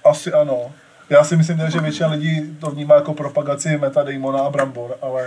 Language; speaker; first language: Czech; native; Czech